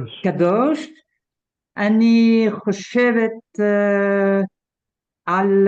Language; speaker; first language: Hebrew; non-native, learner; French